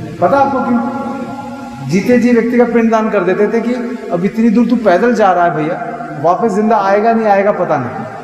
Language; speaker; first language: Hindi; native; Hindi